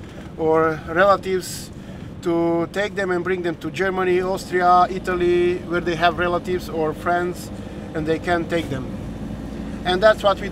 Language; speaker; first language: English; non-native, learner; Romanian